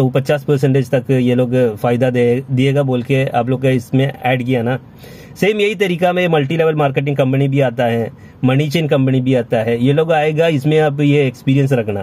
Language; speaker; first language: Hindi; non-native, local second language; Malayalam